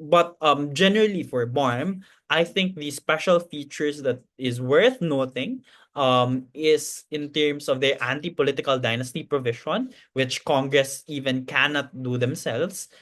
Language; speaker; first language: English; non-native, local second language; Cebuano